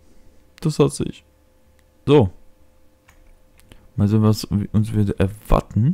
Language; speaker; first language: German; non-native, fluent; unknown